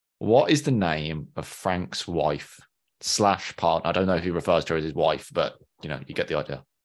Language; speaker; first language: English; native; English